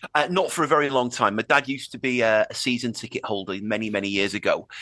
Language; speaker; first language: English; native; English